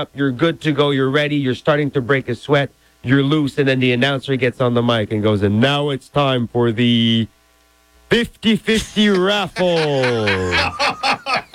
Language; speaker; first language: English; non-native, fluent; French